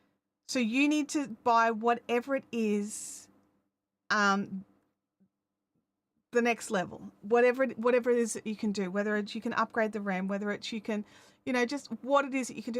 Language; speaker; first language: English; native; English